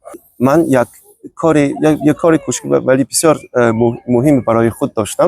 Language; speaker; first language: Persian; non-native, fluent; Chinese